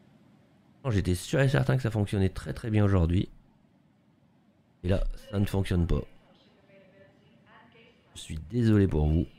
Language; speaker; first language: French; native; French